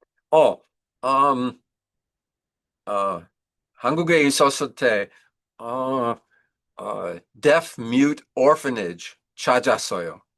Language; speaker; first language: Korean; non-native, learner; English